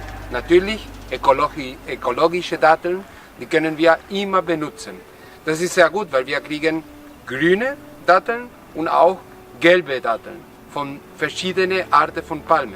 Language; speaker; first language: German; non-native, fluent; Spanish